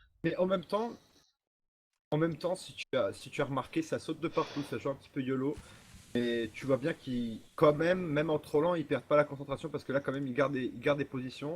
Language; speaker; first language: French; native; French